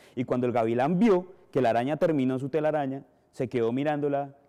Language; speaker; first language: Spanish; native; Spanish